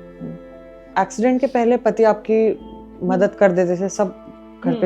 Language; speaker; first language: Hindi; native; Hindi